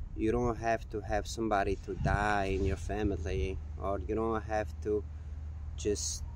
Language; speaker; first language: English; non-native, fluent; Mongolian